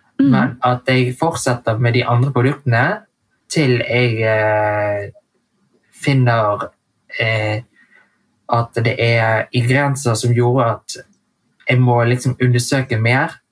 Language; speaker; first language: Norwegian; early bilingual, heritage; Vietnamese